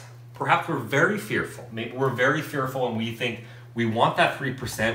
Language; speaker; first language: English; native; English